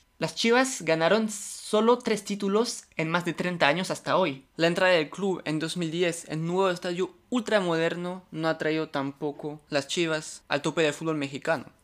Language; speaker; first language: Spanish; non-native, fluent; French